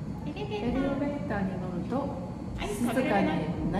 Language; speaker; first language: Japanese; non-native, fluent; Chinese